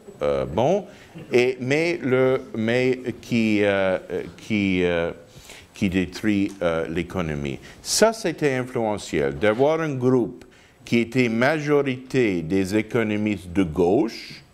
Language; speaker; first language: French; non-native, fluent; English